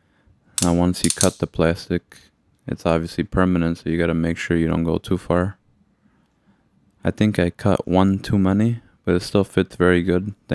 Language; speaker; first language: English; native; English